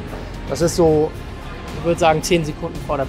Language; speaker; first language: German; native; German